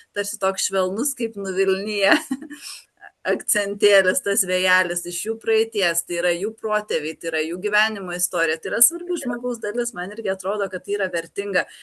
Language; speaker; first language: Lithuanian; native; Lithuanian